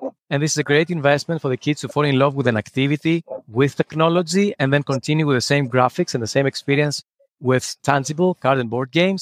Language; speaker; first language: English; non-native, fluent; Greek